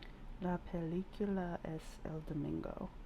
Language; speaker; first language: Spanish; non-native, learner; English